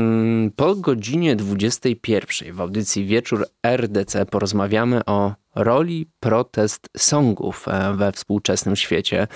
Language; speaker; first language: Polish; native; Polish